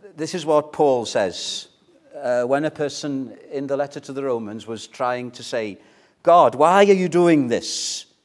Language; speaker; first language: English; native; English